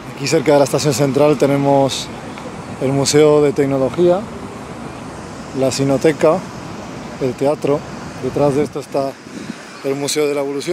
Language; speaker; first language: Spanish; native; Spanish